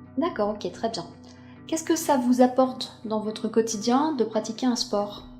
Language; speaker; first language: French; native; French